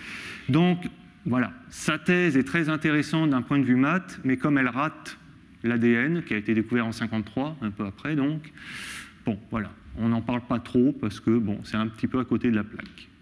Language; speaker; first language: French; native; French